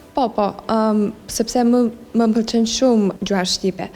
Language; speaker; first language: Albanian; non-native, learner; Chinese